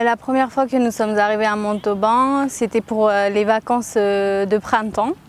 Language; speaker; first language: French; early bilingual, other home language; Armenian